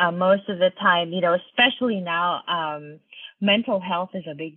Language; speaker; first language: English; non-native, local second language; Filipino